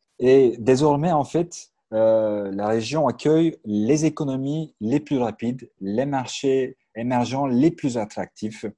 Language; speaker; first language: French; non-native, fluent; Turkish